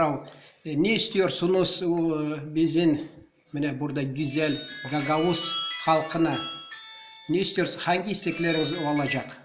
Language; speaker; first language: Turkish; non-native, learner; Tatar